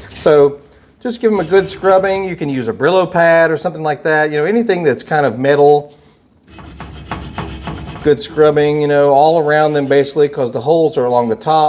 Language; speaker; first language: English; native; English